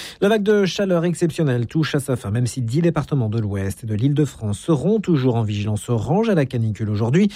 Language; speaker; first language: French; native; French